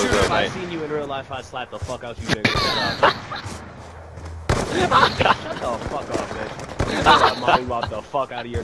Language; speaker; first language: English; native; English